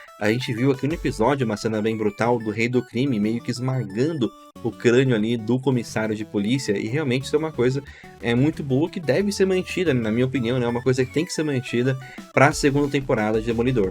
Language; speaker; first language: Portuguese; native; Portuguese